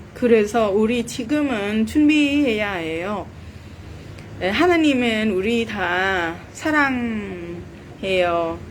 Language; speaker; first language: Korean; non-native, learner; Vietnamese